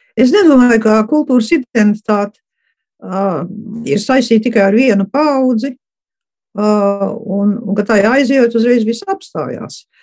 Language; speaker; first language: Latvian; early bilingual, heritage; Latvian